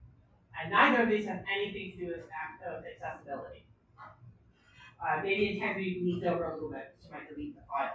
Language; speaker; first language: English; native; English